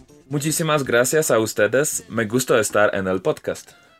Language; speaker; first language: Spanish; non-native, learner; Polish